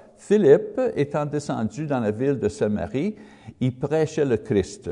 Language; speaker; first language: French; non-native, learner; English